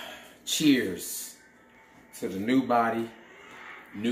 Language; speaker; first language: English; native; English